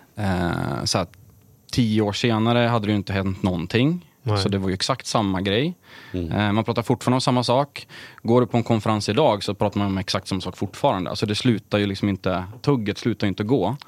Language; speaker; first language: Swedish; native; Swedish